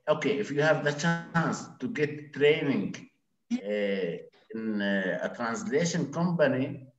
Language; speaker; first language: English; non-native, fluent; Arabic